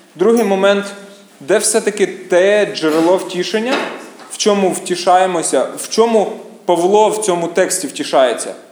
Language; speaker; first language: Ukrainian; native; Ukrainian